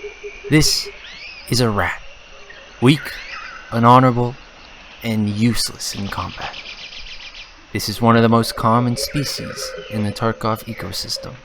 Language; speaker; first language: English; native; English